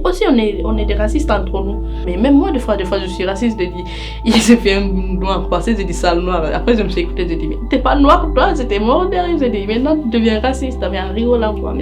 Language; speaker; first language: French; non-native, local second language; Fula